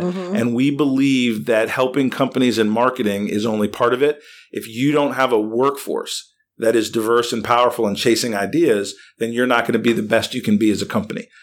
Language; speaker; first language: English; native; English